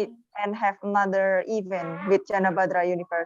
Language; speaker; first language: English; non-native, learner; Indonesian